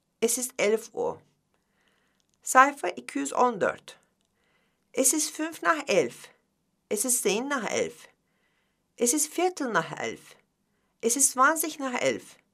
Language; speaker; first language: German; non-native, fluent; Turkish